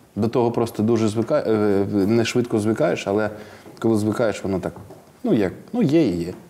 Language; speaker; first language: Ukrainian; non-native, local second language; Russian